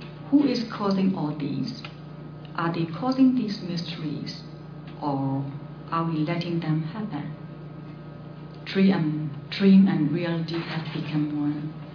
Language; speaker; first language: English; non-native, fluent; Burmese